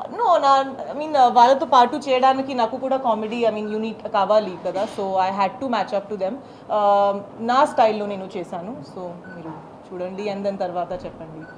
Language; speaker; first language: Telugu; non-native, learner; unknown